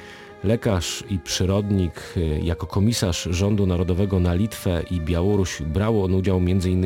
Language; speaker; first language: Polish; native; Polish